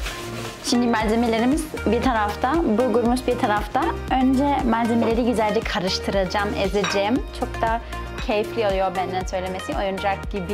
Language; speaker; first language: Turkish; non-native, fluent; German